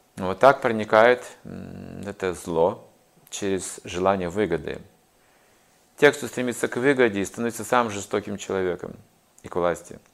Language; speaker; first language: Russian; native; Russian